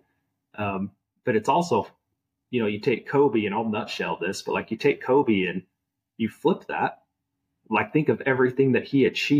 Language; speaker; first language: English; native; English